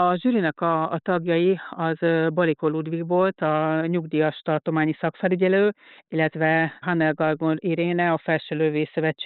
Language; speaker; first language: Hungarian; native; Hungarian